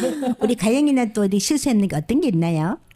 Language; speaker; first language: Korean; native; Korean